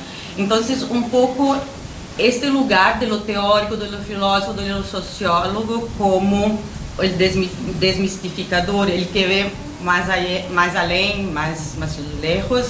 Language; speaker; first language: Spanish; non-native, fluent; Portuguese